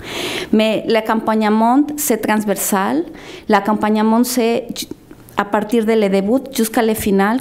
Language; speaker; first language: French; non-native, fluent; Spanish